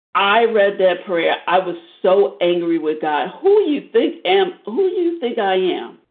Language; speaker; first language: English; native; English